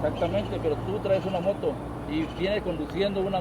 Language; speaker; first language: Spanish; native; Spanish